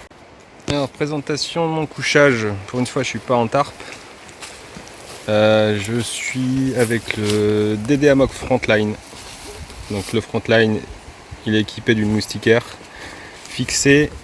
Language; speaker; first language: French; native; French